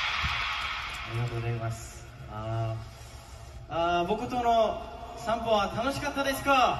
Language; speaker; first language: Japanese; non-native, learner; Korean